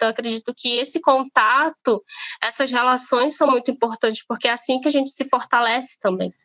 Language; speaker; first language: Portuguese; native; Portuguese